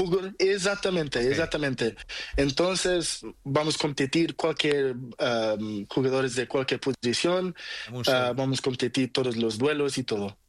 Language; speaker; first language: Spanish; non-native, learner; Portuguese